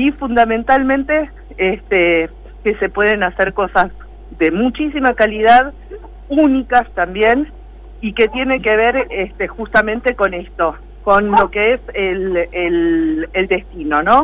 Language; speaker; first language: Spanish; native; Spanish